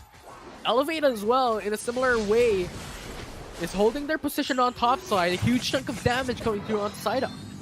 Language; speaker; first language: English; non-native, local second language; Filipino